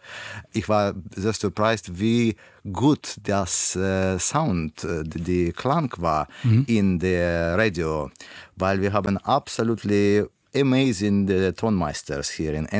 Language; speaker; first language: German; non-native, learner; Russian